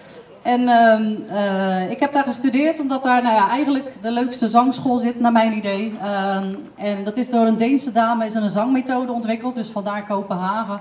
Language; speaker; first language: Dutch; native; Dutch